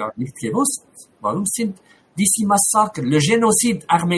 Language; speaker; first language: German; non-native, fluent; Arabic